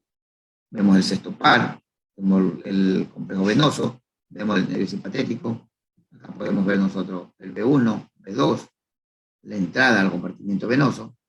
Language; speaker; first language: Spanish; native; Spanish